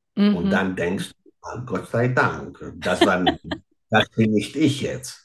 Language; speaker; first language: German; non-native, fluent; Greek